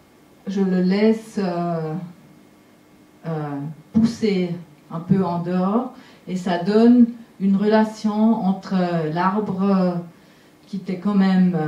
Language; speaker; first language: French; non-native, local second language; German